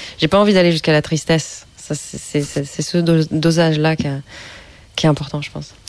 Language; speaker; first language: French; native; French